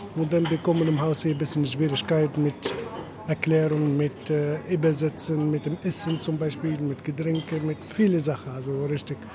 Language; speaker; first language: German; non-native, learner; Arabic